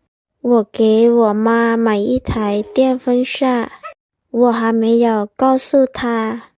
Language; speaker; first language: Chinese; non-native, fluent; Lao